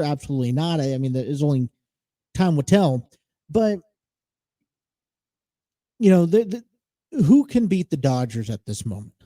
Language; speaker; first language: English; native; English